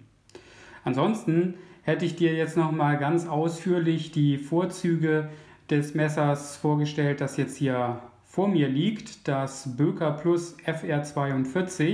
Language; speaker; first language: German; native; German